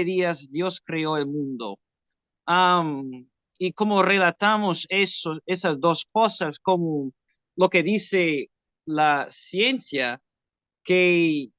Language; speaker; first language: Spanish; non-native, learner; English